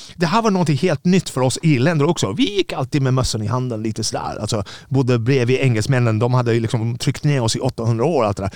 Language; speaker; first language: Swedish; non-native, fluent; English